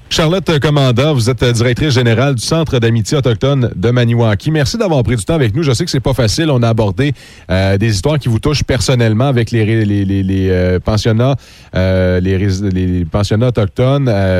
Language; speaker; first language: French; native; French